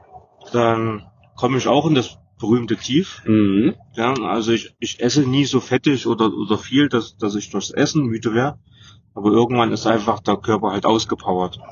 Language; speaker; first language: German; native; German